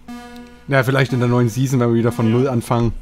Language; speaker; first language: German; native; German